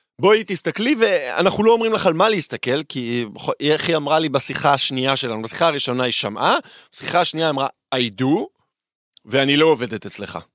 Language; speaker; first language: Hebrew; native; Hebrew